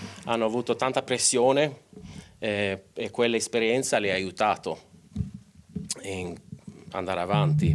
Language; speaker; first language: Italian; non-native, local second language; Swedish